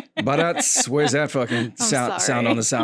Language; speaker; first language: English; native; English